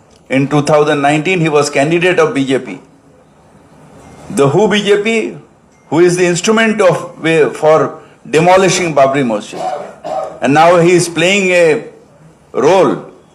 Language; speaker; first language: English; non-native, local second language; Bangla